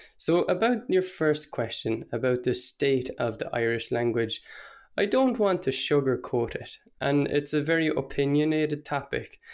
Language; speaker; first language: English; non-native, local second language; Irish